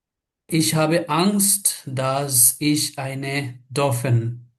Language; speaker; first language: German; non-native, learner; Bangla